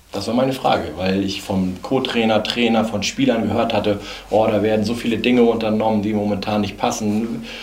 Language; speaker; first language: German; native; German